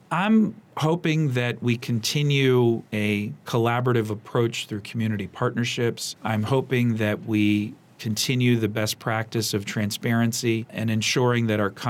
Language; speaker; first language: English; native; English